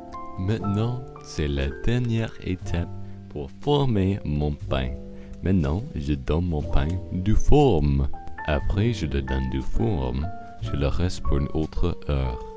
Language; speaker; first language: French; non-native, learner; English